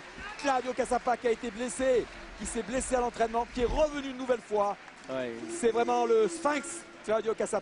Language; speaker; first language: French; native; French